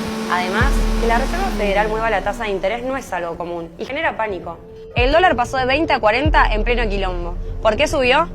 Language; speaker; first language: Spanish; native; Spanish